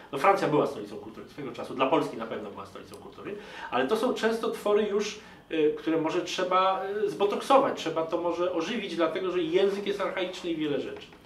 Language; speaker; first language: Polish; native; Polish